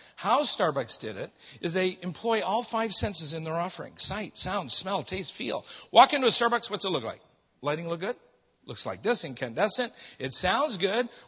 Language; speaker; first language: English; native; English